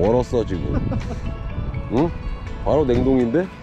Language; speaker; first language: Korean; native; Korean